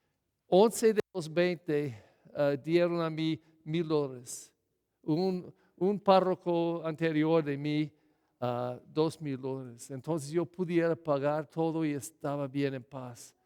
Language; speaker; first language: Spanish; non-native, fluent; English